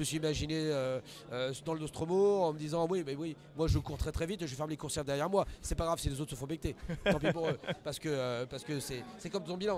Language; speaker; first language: French; native; French